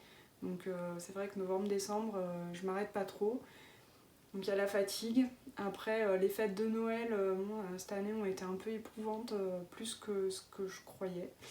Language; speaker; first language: French; native; French